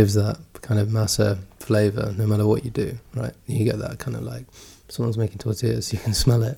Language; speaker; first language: English; early bilingual, other home language; Gujarati